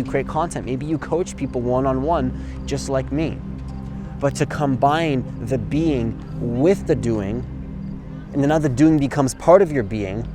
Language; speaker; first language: English; native; English